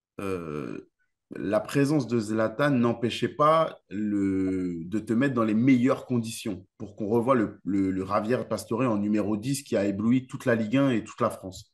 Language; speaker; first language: French; native; French